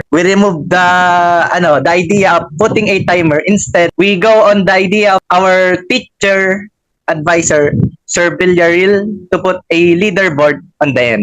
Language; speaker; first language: English; non-native, local second language; Filipino